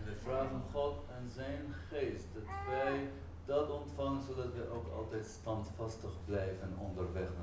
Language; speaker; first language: Dutch; non-native, fluent; Arabic